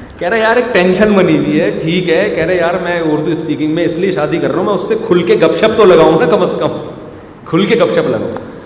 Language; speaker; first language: Urdu; native; Urdu